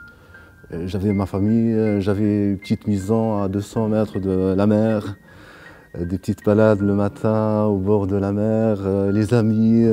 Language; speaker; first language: French; non-native, local second language; Arabic